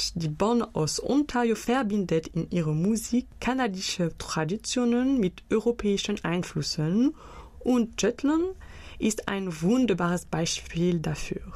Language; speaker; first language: German; native; German